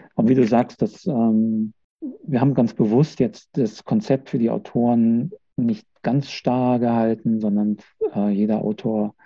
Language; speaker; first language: German; native; German